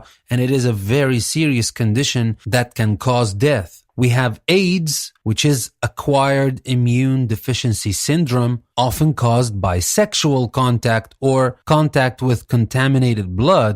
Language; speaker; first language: English; non-native, fluent; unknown